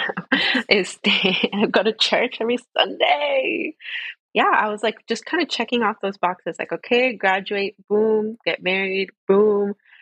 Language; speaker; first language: English; early bilingual, other home language; Spanish